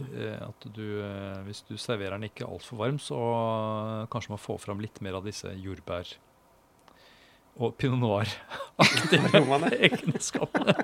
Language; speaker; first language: Norwegian; native; Norwegian